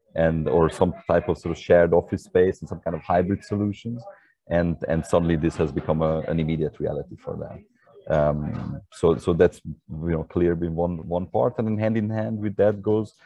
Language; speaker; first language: English; non-native, fluent; Hungarian